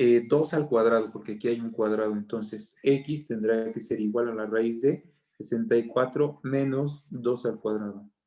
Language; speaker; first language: Spanish; native; Spanish